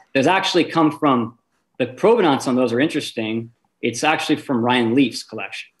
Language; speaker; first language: English; native; English